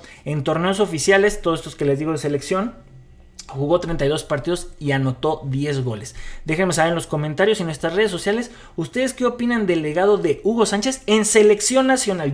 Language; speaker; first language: Spanish; native; Spanish